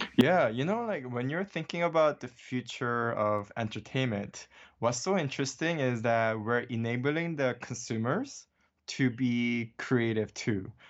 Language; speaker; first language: English; early bilingual, other home language; Korean